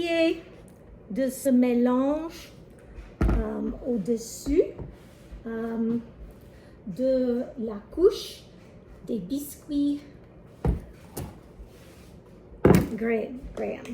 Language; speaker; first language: French; non-native, learner; English